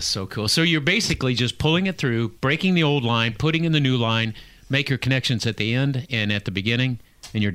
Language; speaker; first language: English; native; English